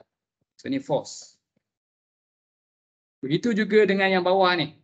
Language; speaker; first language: Malay; native; Malay